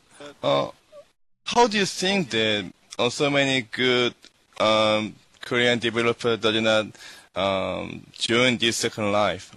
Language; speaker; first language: English; non-native, learner; Korean